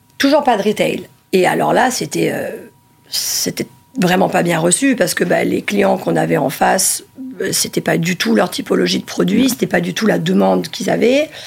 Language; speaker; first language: French; early bilingual, other home language; Italian